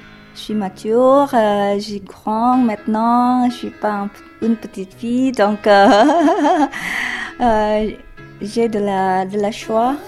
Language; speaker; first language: French; non-native, learner; Indonesian